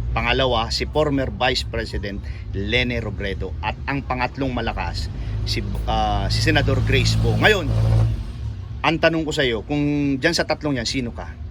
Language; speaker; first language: Filipino; native; Filipino